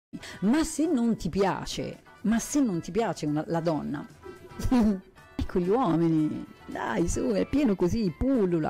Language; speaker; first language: Italian; native; Italian